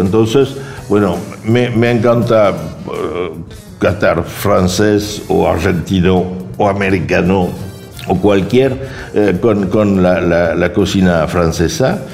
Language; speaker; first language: Spanish; non-native, fluent; French